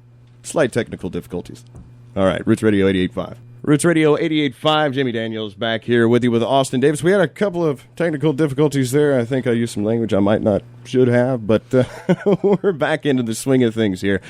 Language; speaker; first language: English; native; English